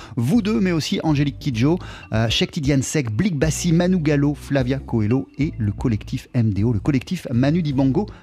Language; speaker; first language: French; native; French